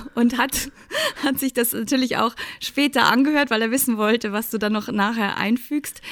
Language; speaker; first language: German; native; German